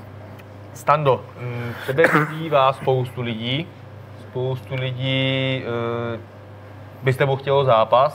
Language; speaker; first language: Czech; native; Czech